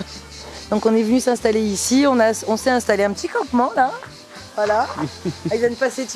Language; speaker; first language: French; native; French